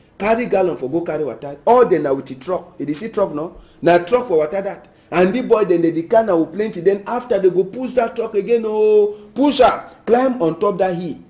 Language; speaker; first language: Nigerian Pidgin; native; Nigerian Pidgin